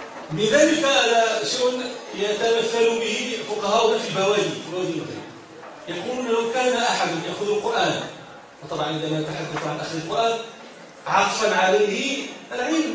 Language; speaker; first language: Arabic; native; Arabic